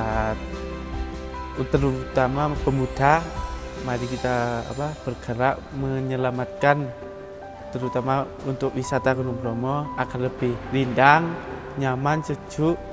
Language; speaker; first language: Indonesian; non-native, local second language; Javanese